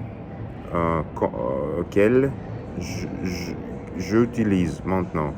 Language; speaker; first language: French; non-native, learner; Russian